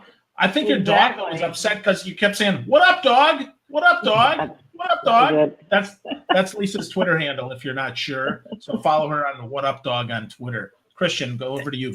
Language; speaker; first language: English; native; English